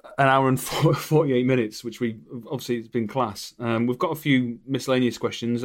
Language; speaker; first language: English; native; English